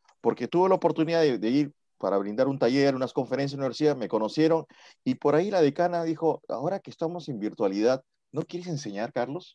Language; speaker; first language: Spanish; native; Spanish